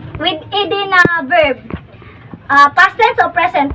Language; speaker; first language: English; non-native, local second language; Cebuano